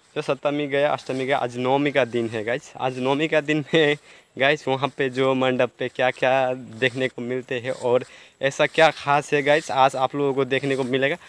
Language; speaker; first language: Hindi; non-native, local second language; Nepali